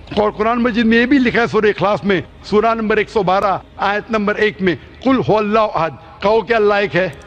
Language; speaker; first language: Urdu; non-native, local second language; Konkani